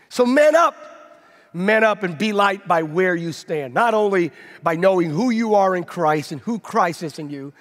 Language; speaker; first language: English; native; English